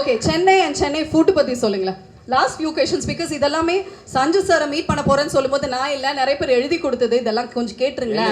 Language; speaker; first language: Tamil; native; Tamil